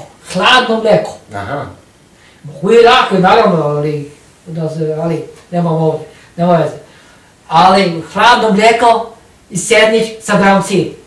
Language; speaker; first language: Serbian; non-native, learner; Norwegian